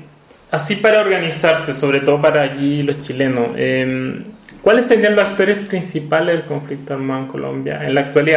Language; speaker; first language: Spanish; native; Spanish